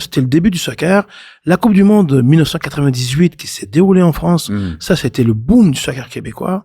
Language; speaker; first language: French; non-native, local second language; Arabic